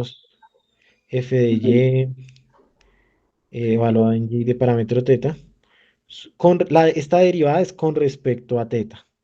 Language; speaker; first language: Spanish; native; Spanish